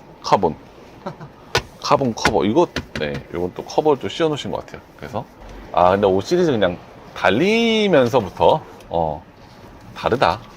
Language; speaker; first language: Korean; native; Korean